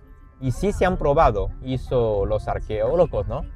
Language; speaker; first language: Spanish; non-native, fluent; Chinese